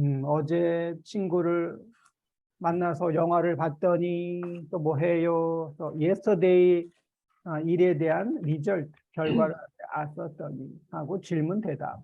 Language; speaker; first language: Korean; native; Korean